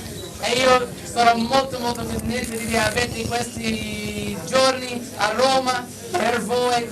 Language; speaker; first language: Italian; non-native, learner; English